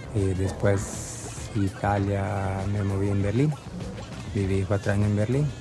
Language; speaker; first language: Spanish; non-native, learner; Italian